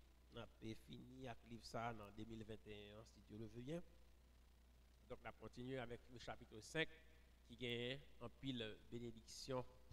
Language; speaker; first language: French; non-native, local second language; Haitian Creole